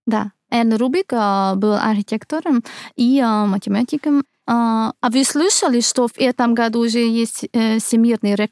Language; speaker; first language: Russian; non-native, fluent; Hungarian